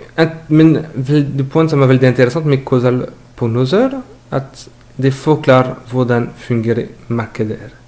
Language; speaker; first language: Norwegian; non-native, fluent; French